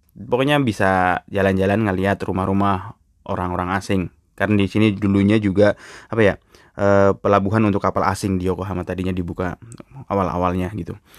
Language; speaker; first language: Indonesian; native; Indonesian